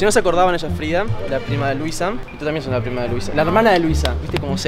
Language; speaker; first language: Spanish; native; Spanish